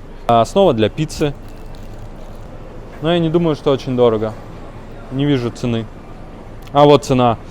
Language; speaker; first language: Russian; native; Russian